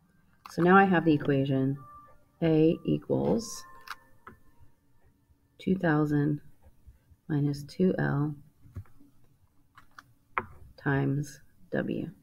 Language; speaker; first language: English; native; English